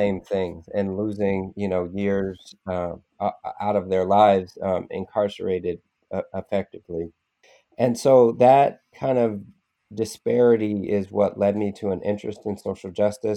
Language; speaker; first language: English; native; English